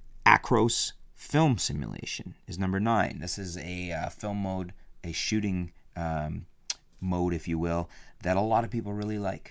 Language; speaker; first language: English; native; English